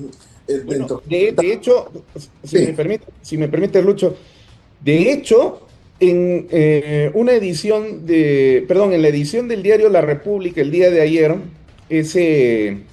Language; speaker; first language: Spanish; native; Spanish